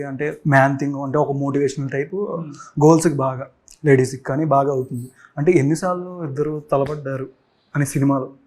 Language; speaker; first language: Telugu; native; Telugu